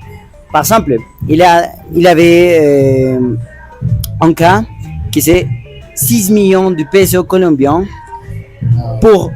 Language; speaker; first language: French; non-native, learner; Spanish